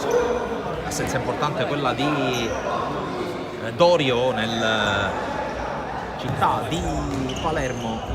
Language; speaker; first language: Italian; native; Italian